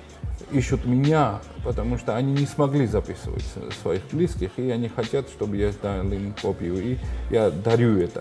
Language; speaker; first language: Russian; non-native, fluent; Georgian